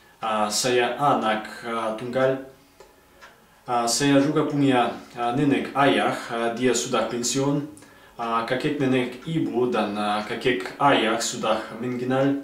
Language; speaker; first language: Indonesian; non-native, learner; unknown